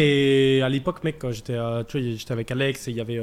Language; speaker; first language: French; native; French